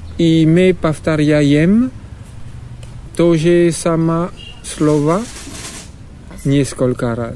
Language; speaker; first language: Russian; non-native, learner; French